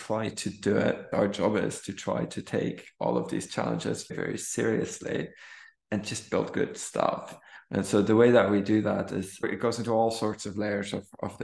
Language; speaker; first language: English; non-native, fluent; German